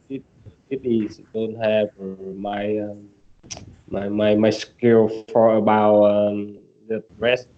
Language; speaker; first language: English; non-native, learner; Vietnamese